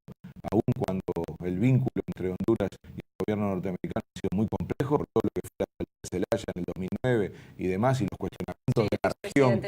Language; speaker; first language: Spanish; native; Spanish